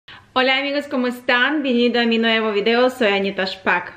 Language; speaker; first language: Spanish; non-native, fluent; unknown